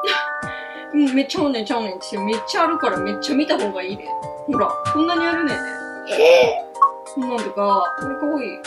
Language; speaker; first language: Japanese; native; Japanese